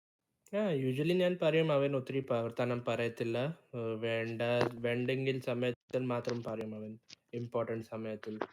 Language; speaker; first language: Malayalam; early bilingual, heritage; Malayalam